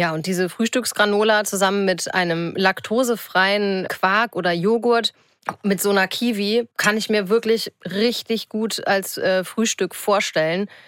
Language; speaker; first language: German; native; German